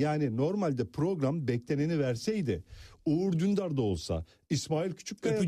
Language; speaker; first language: Turkish; native; Turkish